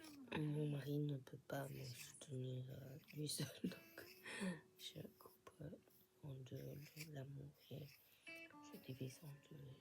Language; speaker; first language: French; non-native, fluent; Japanese